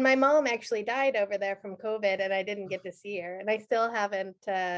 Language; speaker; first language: English; native; English